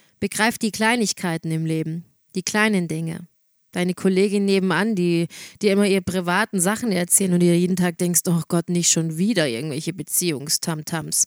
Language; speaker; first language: German; native; German